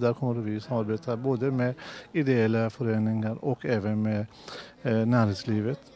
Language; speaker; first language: Swedish; non-native, fluent; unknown